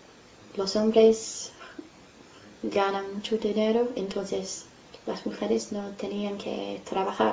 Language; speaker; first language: Spanish; non-native, fluent; English